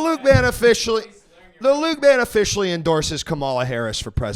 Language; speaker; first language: English; native; English